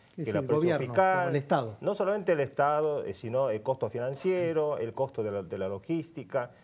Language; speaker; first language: Spanish; non-native, fluent; Korean